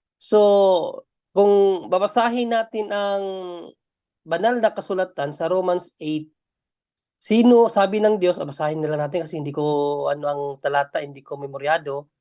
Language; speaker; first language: Filipino; non-native, local second language; Cebuano